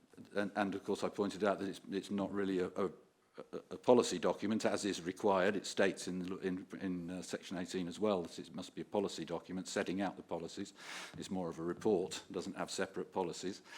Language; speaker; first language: English; native; English